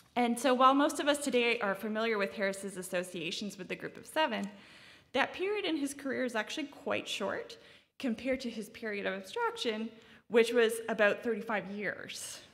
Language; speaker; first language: English; native; English